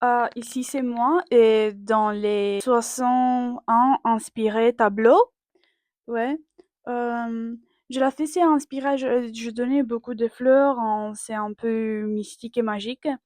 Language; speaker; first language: French; non-native, learner; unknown